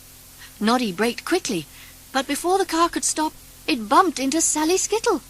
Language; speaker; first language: English; native; English